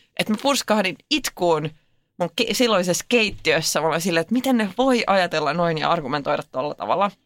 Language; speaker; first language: Finnish; non-native, local second language; Swedish